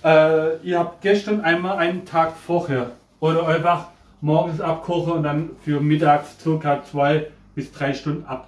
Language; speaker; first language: German; non-native, fluent; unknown